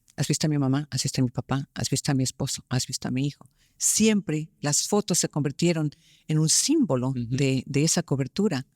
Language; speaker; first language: Spanish; early bilingual, heritage; Spanish